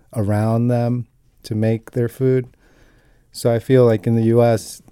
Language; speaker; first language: English; non-native, fluent; Italian